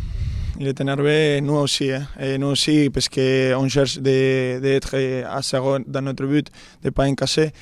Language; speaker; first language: French; non-native, fluent; Spanish